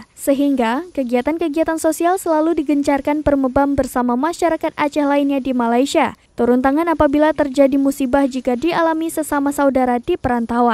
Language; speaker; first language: Indonesian; non-native, local second language; Achinese